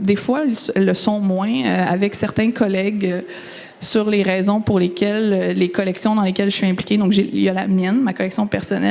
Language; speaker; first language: French; native; French